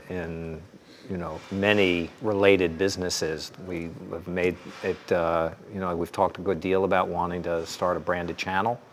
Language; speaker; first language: English; native; English